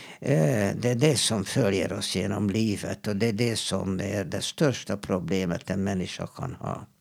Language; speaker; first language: Swedish; non-native, fluent; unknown